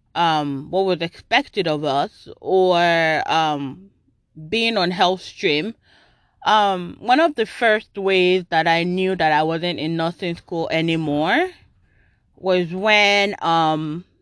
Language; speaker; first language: English; non-native, local second language; Yoruba